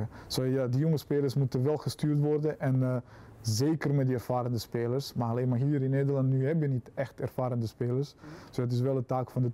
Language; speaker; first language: Dutch; non-native, fluent; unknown